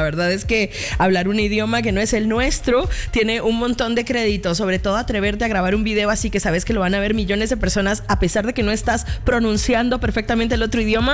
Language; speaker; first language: Spanish; native; Spanish